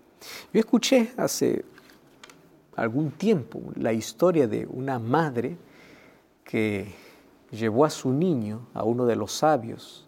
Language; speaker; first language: Spanish; native; Spanish